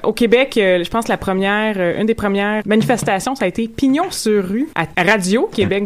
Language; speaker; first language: French; native; French